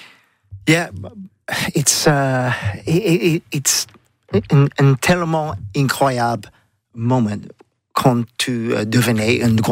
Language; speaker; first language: French; non-native, learner; English